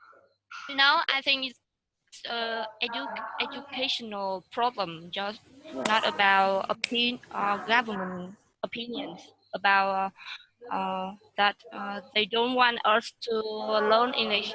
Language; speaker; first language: English; non-native, learner; Vietnamese